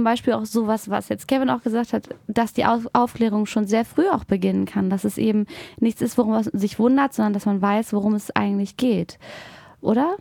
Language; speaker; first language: German; native; German